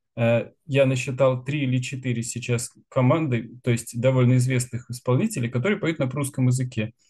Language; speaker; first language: Russian; native; Russian